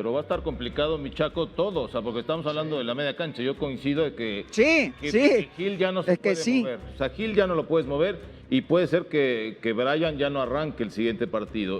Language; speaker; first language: Spanish; native; Spanish